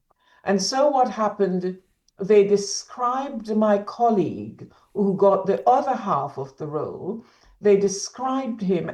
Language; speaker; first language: English; native; English